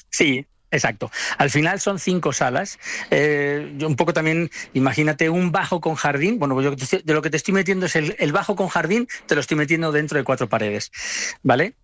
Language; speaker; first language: Spanish; native; Spanish